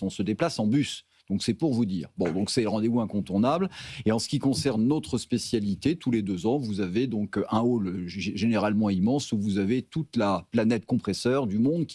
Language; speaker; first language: French; native; French